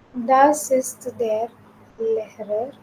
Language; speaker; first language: German; non-native, fluent; Hindi